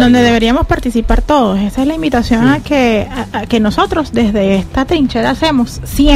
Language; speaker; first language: Spanish; native; Spanish